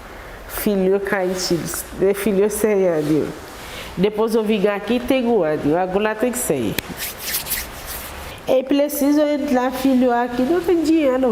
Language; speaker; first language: Portuguese; non-native, learner; Haitian Creole